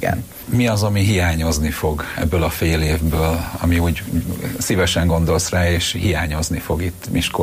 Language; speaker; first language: Hungarian; native; Hungarian